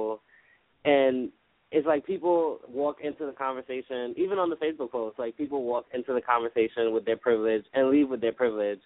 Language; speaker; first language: English; native; English